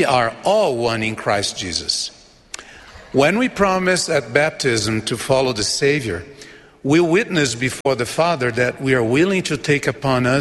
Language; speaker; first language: English; non-native, fluent; Portuguese